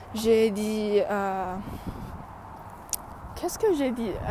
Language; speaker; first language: French; non-native, learner; English